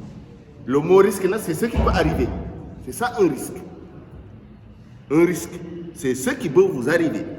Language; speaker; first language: French; non-native, local second language; Wolof